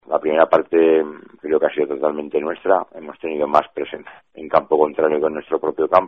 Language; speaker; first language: Spanish; native; Spanish